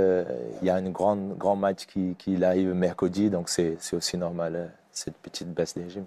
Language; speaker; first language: French; non-native, fluent; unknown